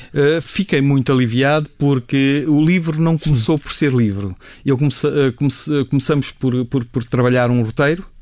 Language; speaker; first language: Portuguese; native; Portuguese